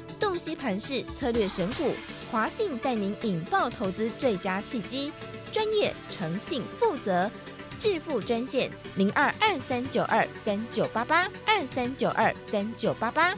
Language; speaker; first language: Chinese; native; Chinese